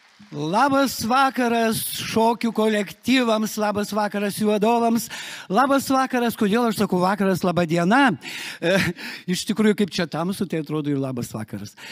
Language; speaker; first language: Lithuanian; native; Lithuanian